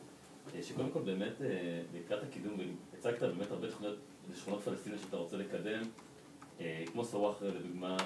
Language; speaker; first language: Hebrew; native; Hebrew